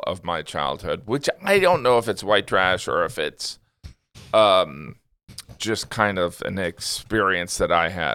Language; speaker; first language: English; native; English